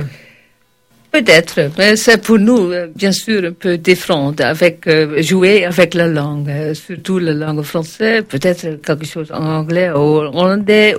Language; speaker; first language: French; non-native, learner; Dutch